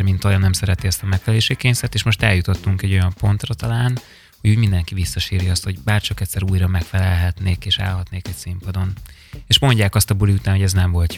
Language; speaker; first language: Hungarian; native; Hungarian